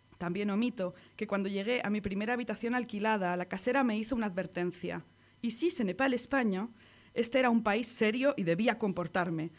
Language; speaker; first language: Spanish; native; Spanish